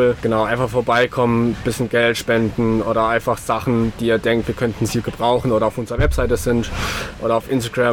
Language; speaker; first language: German; native; German